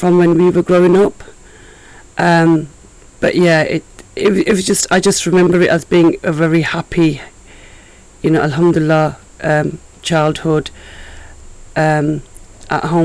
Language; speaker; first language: English; native; English